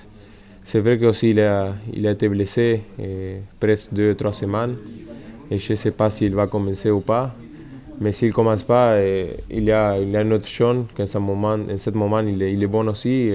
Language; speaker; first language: French; non-native, fluent; Spanish